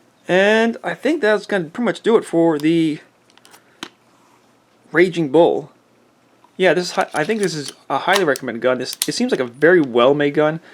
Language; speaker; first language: English; native; English